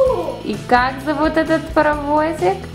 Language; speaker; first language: Russian; native; Russian